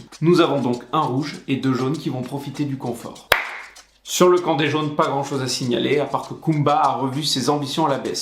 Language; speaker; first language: French; native; French